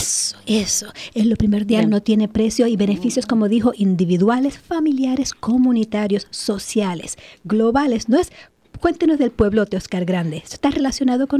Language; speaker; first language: Spanish; native; Spanish